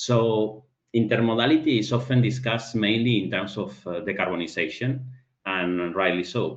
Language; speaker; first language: English; non-native, fluent; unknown